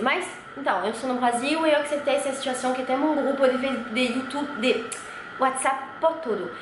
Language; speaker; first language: Portuguese; non-native, fluent; French